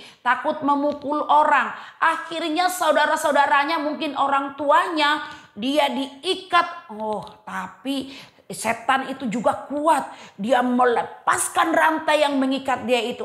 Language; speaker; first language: Indonesian; native; Indonesian